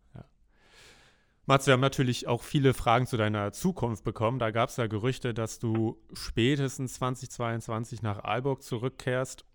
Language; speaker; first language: German; native; German